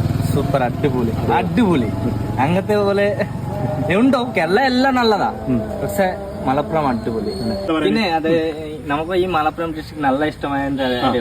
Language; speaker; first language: Malayalam; non-native, learner; Hindi